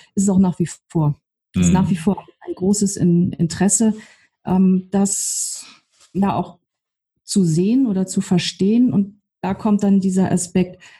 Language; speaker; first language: German; native; German